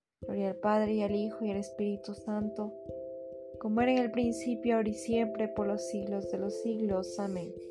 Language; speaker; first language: Spanish; native; Spanish